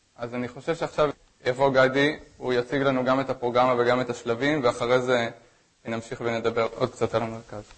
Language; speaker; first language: Hebrew; native; Hebrew